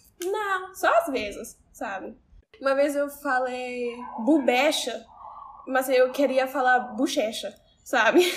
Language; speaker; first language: Portuguese; non-native, learner; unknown